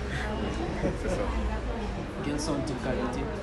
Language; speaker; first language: French; non-native, fluent; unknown